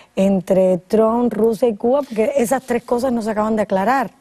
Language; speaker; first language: Spanish; native; Spanish